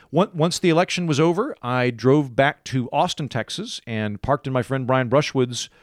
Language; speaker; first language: English; native; English